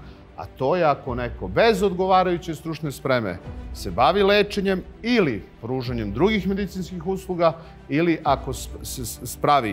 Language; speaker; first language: Serbian; native; Serbian